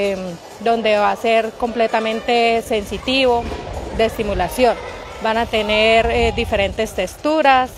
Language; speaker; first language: Spanish; native; Spanish